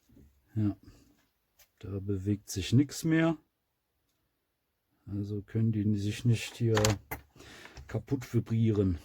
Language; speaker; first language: German; native; German